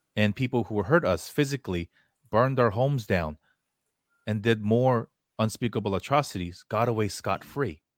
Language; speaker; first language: English; early bilingual, other home language; Korean